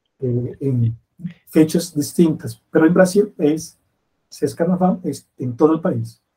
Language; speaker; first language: Spanish; non-native, fluent; Portuguese